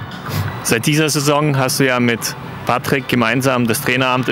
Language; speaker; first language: German; native; German